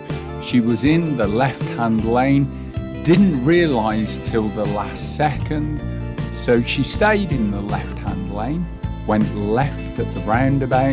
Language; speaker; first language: English; native; English